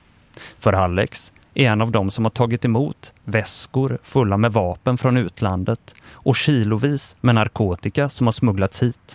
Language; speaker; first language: Swedish; native; Swedish